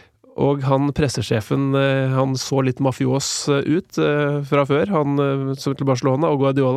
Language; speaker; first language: Norwegian; native; Norwegian